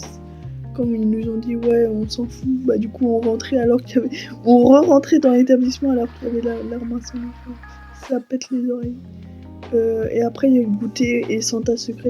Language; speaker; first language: French; native; French